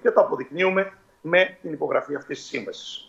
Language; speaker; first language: Greek; native; Greek